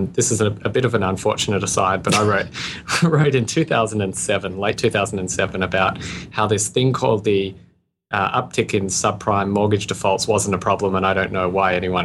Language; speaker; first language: English; native; English